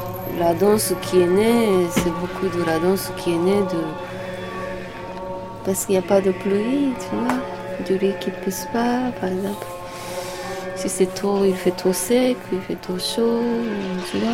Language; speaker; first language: French; non-native, learner; Japanese